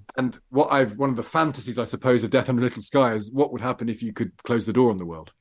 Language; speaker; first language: English; native; English